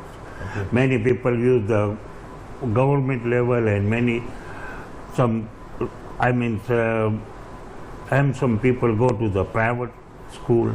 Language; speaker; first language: English; non-native, learner; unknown